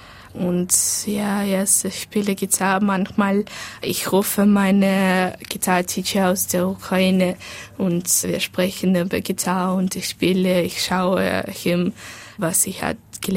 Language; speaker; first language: German; non-native, learner; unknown